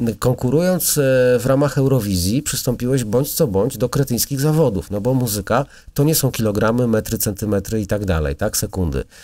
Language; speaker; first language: Polish; native; Polish